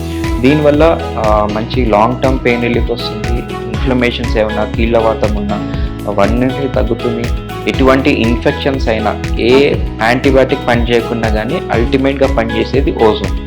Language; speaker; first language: Telugu; native; Telugu